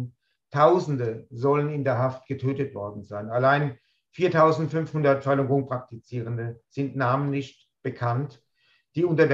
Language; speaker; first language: German; native; German